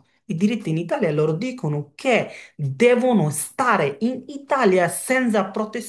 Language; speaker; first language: Italian; non-native, learner; Bangla